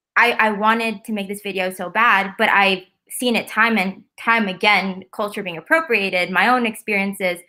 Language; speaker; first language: English; native; English